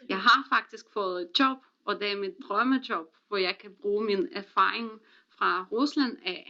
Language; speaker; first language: Danish; non-native, fluent; Russian